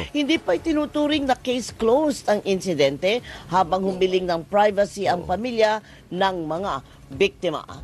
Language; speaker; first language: Filipino; native; Filipino